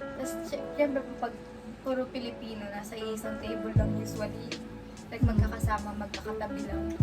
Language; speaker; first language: Filipino; native; Filipino